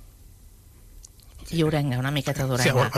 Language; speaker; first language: Catalan; native; Catalan